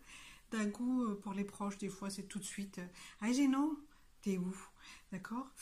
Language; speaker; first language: French; non-native, local second language; Malagasy